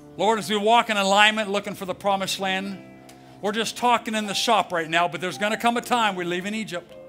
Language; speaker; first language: English; native; English